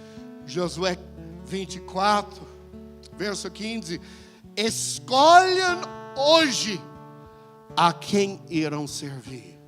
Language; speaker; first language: Portuguese; non-native, fluent; English